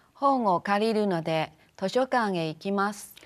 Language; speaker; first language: Japanese; non-native, fluent; Chinese